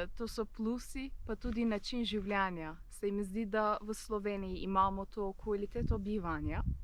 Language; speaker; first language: Slovenian; non-native, fluent; Turkish